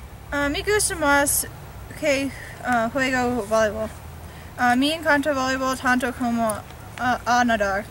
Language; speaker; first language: Spanish; non-native, learner; English